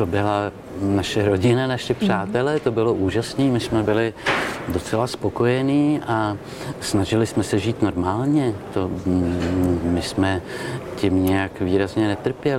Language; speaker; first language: Czech; native; Czech